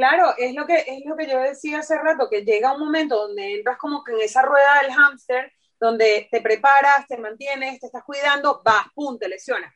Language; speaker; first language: Spanish; native; Spanish